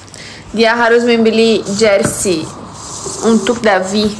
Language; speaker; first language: Indonesian; non-native, learner; Portuguese